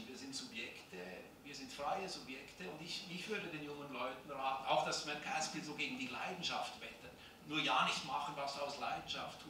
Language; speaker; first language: German; native; German